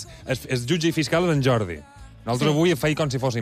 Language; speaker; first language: Catalan; native; Catalan